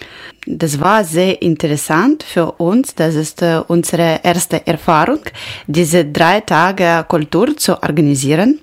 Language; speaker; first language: German; non-native, learner; Ukrainian